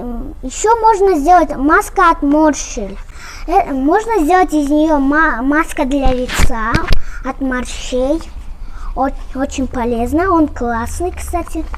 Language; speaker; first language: Russian; non-native, local second language; Kyrgyz